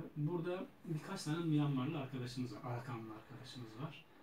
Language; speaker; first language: Turkish; native; Turkish